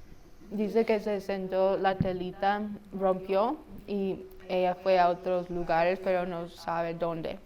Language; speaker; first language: Spanish; non-native, fluent; English